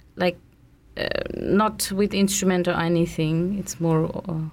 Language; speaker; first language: English; non-native, local second language; Bangla